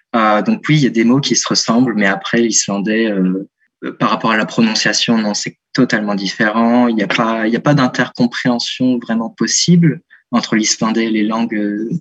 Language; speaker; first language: French; native; French